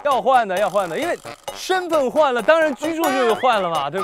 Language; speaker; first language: Chinese; native; Chinese